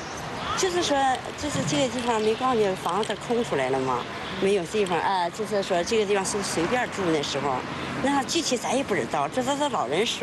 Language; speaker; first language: Chinese; native; Chinese